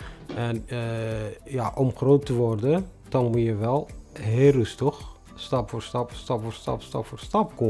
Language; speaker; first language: Dutch; non-native, fluent; Tigrinya